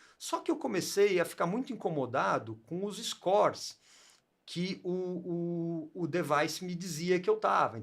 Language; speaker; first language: Portuguese; native; Portuguese